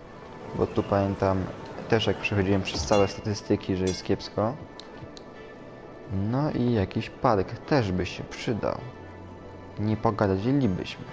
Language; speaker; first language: Polish; native; Polish